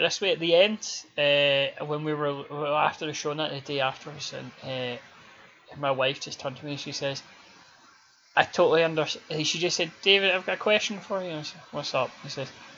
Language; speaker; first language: English; native; English